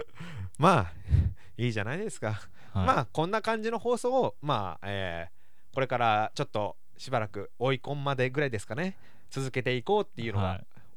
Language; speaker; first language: Japanese; native; Japanese